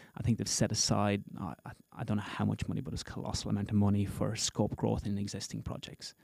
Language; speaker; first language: English; native; English